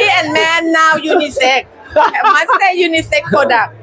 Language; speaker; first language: English; non-native, fluent; Thai